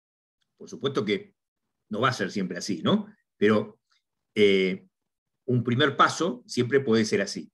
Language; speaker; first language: Spanish; native; Spanish